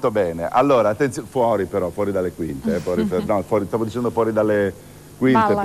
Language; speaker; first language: Italian; native; Italian